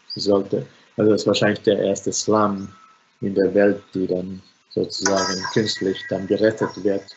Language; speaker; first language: German; non-native, fluent; Finnish